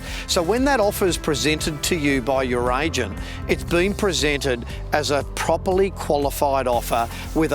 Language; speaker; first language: English; native; English